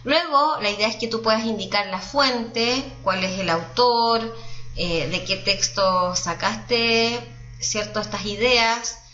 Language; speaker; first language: Spanish; native; Spanish